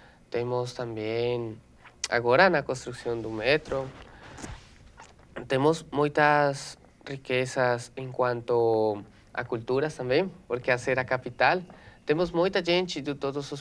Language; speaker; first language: Portuguese; non-native, learner; Spanish